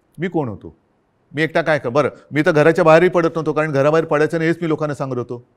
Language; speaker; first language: Marathi; native; Marathi